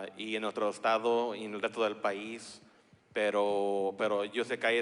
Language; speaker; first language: Spanish; early bilingual, heritage; Spanish